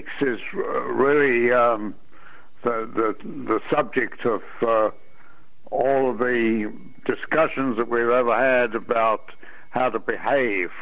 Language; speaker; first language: English; native; English